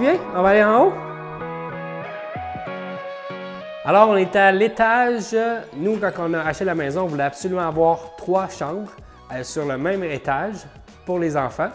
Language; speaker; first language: French; native; French